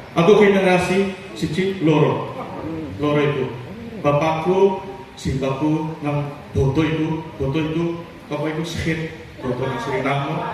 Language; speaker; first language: Javanese; early bilingual, heritage; Javanese